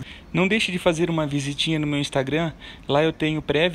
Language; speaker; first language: Portuguese; native; Portuguese